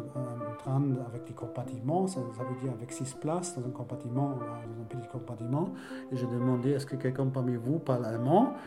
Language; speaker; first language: French; non-native, fluent; German